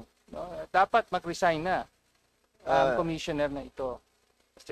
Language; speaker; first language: Filipino; native; Filipino